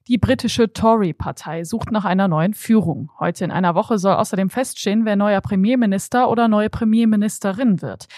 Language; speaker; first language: German; native; German